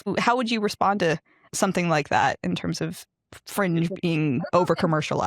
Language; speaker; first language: English; native; English